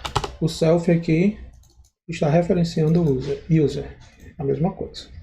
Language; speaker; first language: Portuguese; native; Portuguese